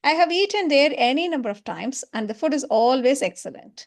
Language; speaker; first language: English; non-native, local second language; Tamil